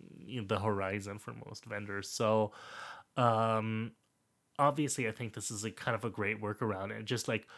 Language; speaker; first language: English; non-native, fluent; German